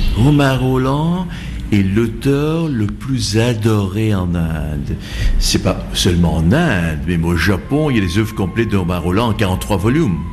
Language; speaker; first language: French; non-native, fluent; Bangla